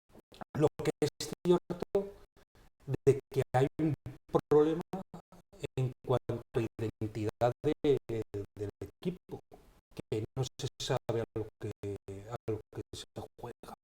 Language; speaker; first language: Spanish; native; Spanish